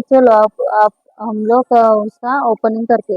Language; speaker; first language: Hindi; non-native, local second language; Marathi